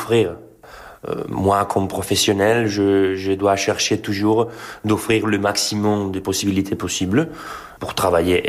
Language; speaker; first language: French; non-native, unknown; Spanish